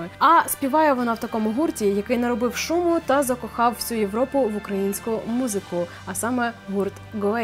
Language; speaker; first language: Ukrainian; native; Ukrainian